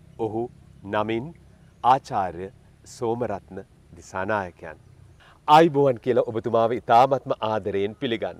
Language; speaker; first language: Sinhala; native; Sinhala